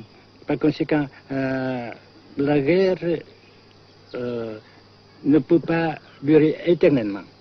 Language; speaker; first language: French; non-native, fluent; Vietnamese